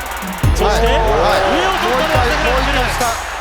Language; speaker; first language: Japanese; native; Japanese